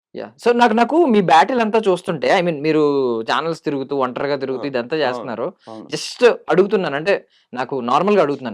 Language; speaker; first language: Telugu; native; Telugu